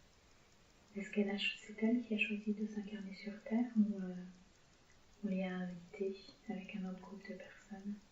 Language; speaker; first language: French; native; French